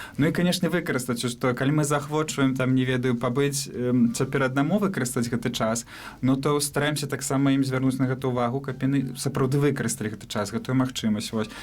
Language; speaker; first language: Belarusian; native; Belarusian